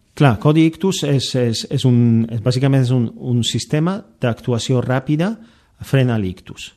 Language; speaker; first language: Catalan; non-native, fluent; Polish